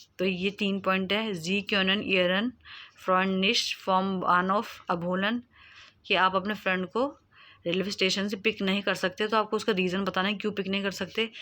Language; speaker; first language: Hindi; native; Hindi